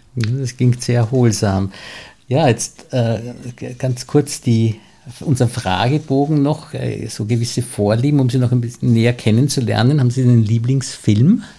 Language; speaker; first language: German; native; German